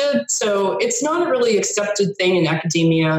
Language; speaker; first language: English; native; English